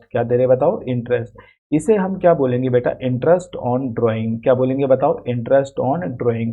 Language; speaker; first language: Hindi; native; Hindi